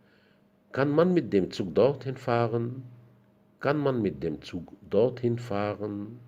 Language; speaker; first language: German; non-native, fluent; Arabic